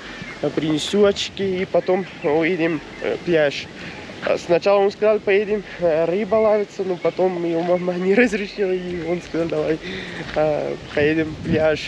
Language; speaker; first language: Russian; non-native, local second language; Kyrgyz